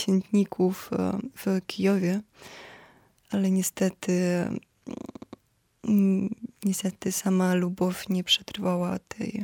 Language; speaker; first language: Polish; non-native, fluent; Ukrainian